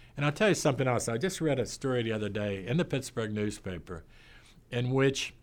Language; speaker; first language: English; native; English